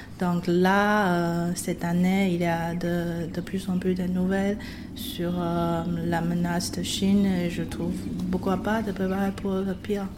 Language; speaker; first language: French; non-native, fluent; Chinese